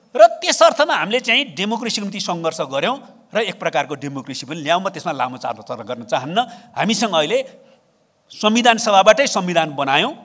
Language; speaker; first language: Nepali; native; Nepali